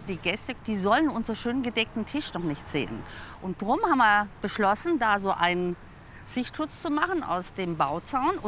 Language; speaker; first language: German; native; German